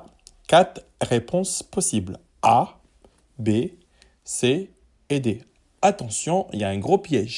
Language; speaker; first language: French; native; French